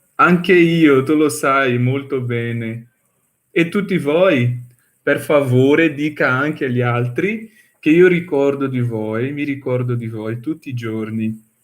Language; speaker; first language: Italian; non-native, fluent; Portuguese